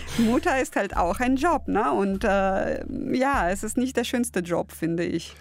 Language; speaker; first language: German; early bilingual, other home language; Russian